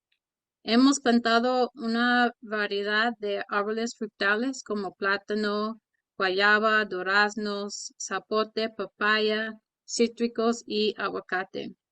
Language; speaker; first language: Spanish; early bilingual, heritage; Spanish